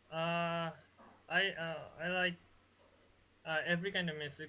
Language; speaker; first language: English; non-native, learner; Bangla